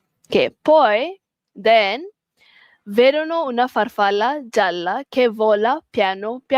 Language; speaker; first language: Italian; non-native, fluent; Malay